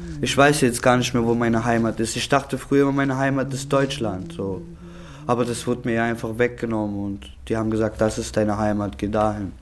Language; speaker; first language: German; early bilingual, other home language; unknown